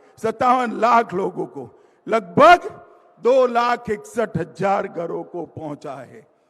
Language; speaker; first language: Hindi; non-native, local second language; Gujarati